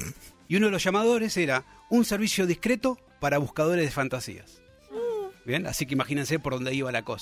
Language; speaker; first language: Spanish; native; Spanish